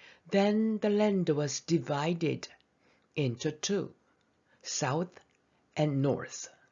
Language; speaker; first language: English; non-native, fluent; Korean